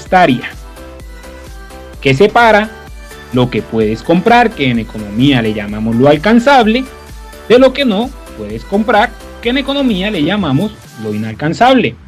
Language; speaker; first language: Spanish; native; Spanish